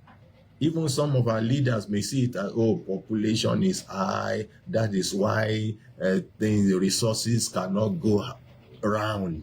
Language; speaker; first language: English; non-native, local second language; Yoruba